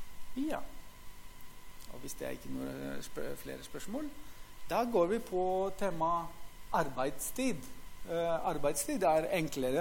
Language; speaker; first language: Norwegian; non-native, fluent; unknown